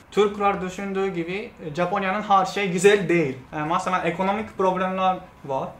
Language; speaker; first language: Turkish; non-native, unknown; Japanese